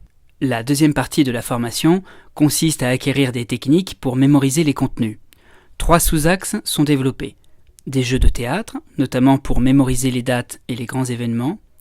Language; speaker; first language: French; native; French